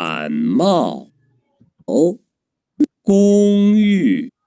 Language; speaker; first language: Chinese; non-native, learner; Urdu